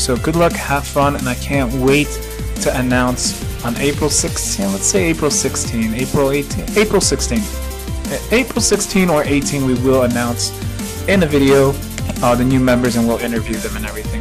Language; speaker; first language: English; early bilingual, other home language; Spanish